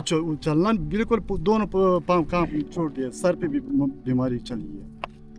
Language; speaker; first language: Hindi; non-native, local second language; Pashto